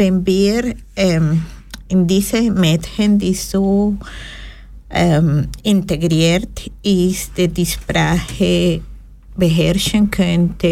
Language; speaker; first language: German; non-native, learner; Spanish